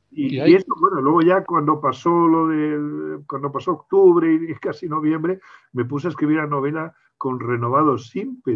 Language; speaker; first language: Spanish; native; Spanish